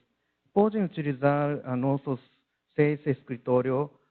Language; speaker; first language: Portuguese; non-native, learner; Japanese